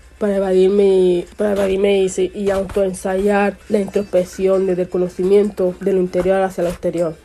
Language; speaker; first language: Spanish; early bilingual, other home language; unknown